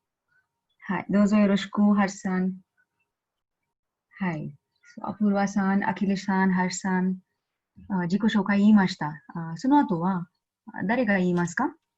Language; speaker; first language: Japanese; non-native, fluent; Marathi